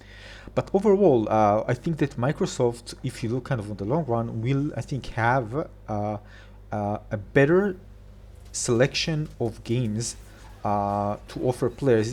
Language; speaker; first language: English; non-native, fluent; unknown